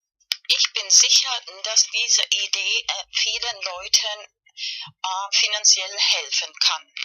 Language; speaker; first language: German; non-native, fluent; Spanish